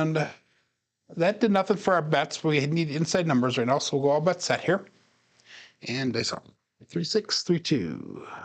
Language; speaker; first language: English; native; English